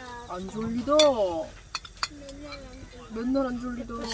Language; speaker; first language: Korean; native; Korean